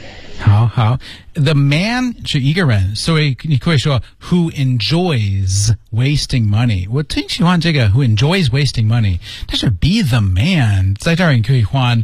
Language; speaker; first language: Chinese; non-native, learner; English